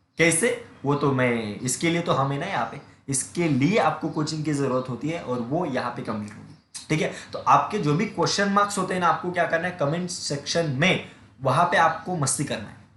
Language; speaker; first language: Hindi; non-native, local second language; Marathi